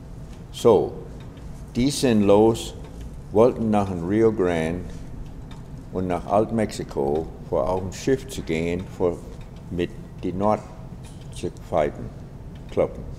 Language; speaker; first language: German; early bilingual, heritage; English